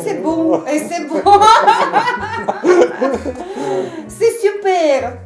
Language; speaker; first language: French; non-native, learner; Russian